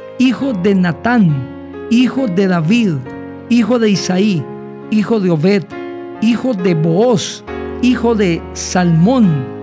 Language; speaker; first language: Spanish; native; Spanish